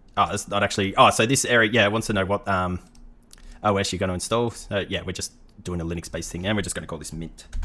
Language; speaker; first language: English; native; English